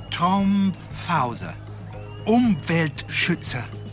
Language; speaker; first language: German; non-native, learner; English